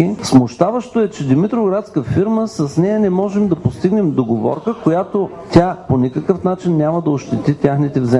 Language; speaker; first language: Bulgarian; native; Bulgarian